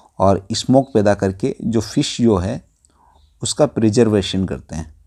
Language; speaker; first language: Hindi; native; Hindi